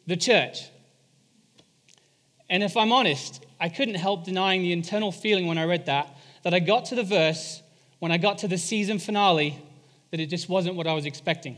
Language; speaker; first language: English; native; English